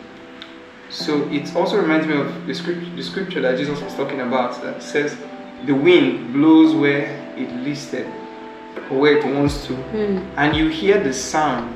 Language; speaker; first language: English; non-native, local second language; Bini